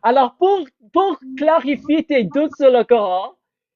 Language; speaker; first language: French; non-native, fluent; English